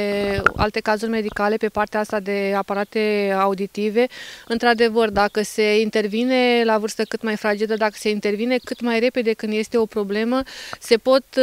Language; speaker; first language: Romanian; native; Romanian